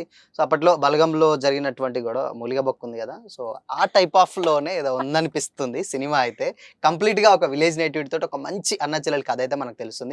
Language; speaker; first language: Telugu; native; Telugu